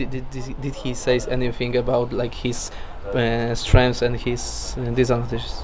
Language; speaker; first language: English; non-native, fluent; Polish